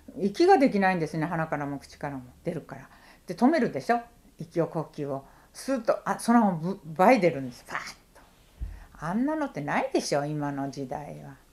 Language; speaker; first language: Japanese; native; Japanese